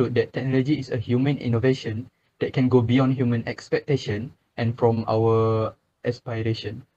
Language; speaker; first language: English; non-native, local second language; Malay